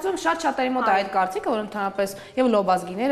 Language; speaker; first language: Armenian; native; Armenian